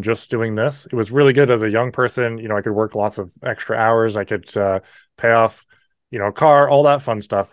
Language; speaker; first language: English; native; English